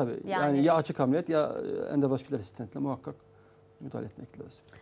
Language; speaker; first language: Turkish; native; Turkish